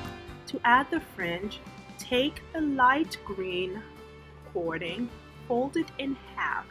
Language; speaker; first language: English; native; English